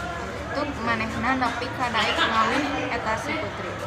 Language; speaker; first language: Sundanese; native; Sundanese